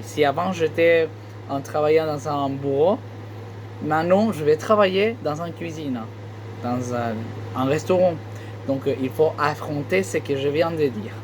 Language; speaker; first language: French; non-native, learner; Spanish